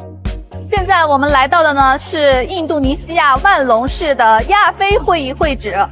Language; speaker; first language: Chinese; native; Chinese